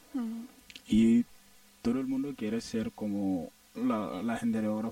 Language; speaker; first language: Spanish; non-native, learner; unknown